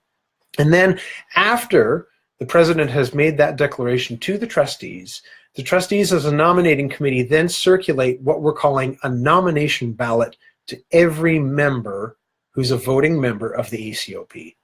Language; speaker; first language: English; native; English